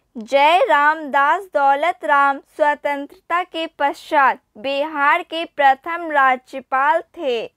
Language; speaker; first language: Hindi; native; Hindi